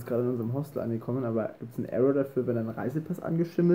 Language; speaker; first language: German; native; German